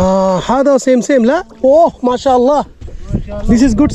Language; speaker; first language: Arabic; non-native, learner; Bangla